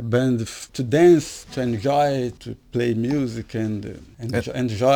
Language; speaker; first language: English; non-native, learner; Portuguese